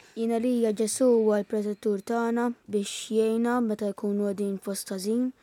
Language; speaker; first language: Maltese; early bilingual, other home language; Italian